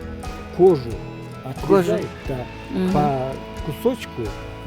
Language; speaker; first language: Russian; non-native, local second language; Kyrgyz